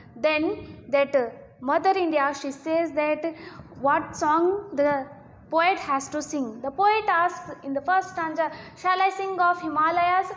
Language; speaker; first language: English; non-native, local second language; Kannada